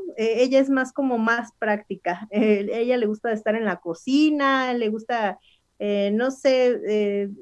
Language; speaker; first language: Spanish; native; Spanish